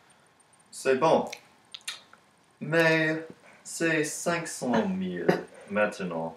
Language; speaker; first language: French; non-native, learner; English